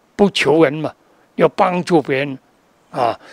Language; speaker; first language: Chinese; non-native, local second language; Cantonese